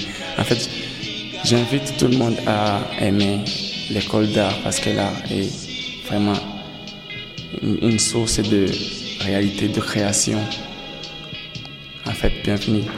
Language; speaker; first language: French; non-native, local second language; Rundi